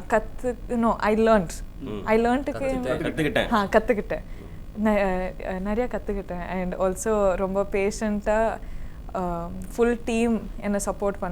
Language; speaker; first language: Tamil; non-native, learner; Kodava